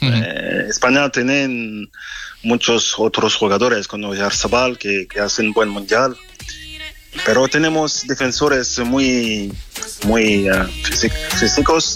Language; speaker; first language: Spanish; non-native, fluent; French